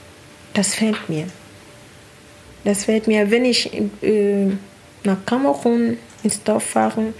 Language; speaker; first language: German; non-native, learner; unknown